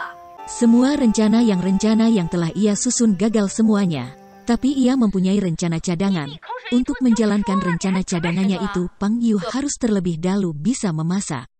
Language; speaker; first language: Indonesian; native; Indonesian